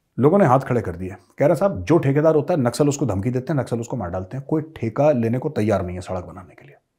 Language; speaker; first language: Hindi; native; Hindi